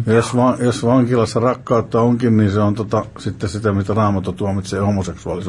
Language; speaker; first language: Finnish; native; Finnish